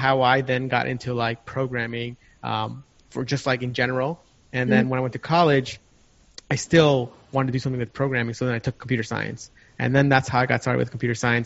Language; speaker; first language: English; native; English